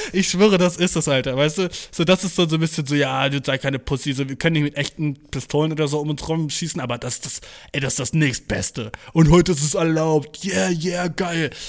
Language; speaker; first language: German; early bilingual, other home language; Turkish